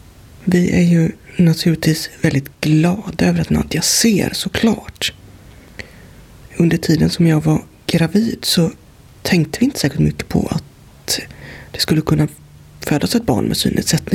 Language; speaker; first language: Swedish; native; Swedish